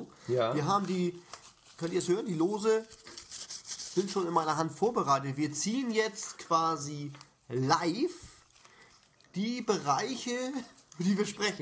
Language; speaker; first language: German; native; German